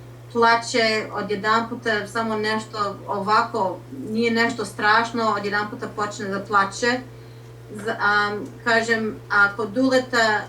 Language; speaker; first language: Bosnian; early bilingual, heritage; Serbian